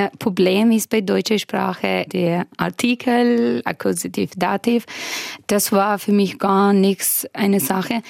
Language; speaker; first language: German; non-native, fluent; Persian